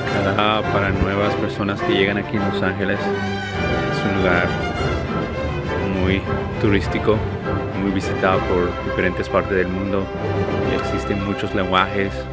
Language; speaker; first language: Spanish; non-native, local second language; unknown